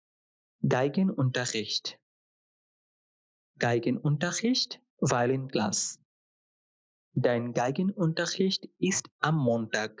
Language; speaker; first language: German; non-native, fluent; Bangla